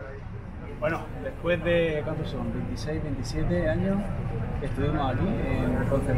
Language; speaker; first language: Spanish; native; Spanish